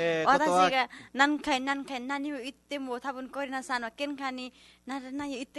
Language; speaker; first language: Japanese; non-native, learner; Nepali